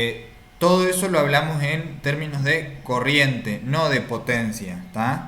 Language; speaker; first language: Spanish; native; Spanish